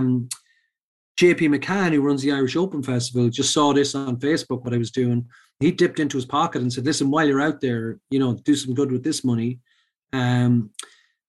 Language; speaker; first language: English; native; English